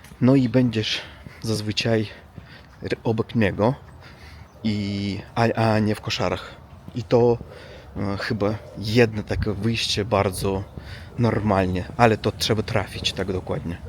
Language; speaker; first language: Polish; non-native, learner; Russian